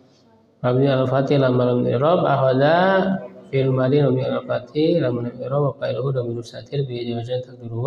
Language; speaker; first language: Arabic; non-native, fluent; Indonesian